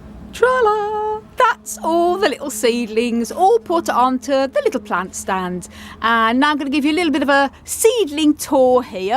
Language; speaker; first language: English; native; English